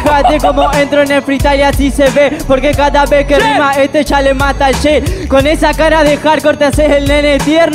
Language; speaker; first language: Spanish; native; Spanish